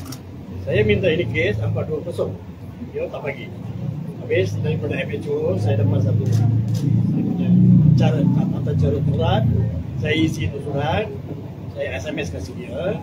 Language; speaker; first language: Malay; non-native, local second language; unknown